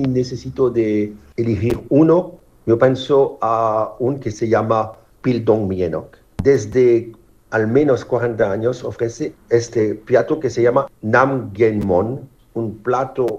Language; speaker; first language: Spanish; non-native, fluent; French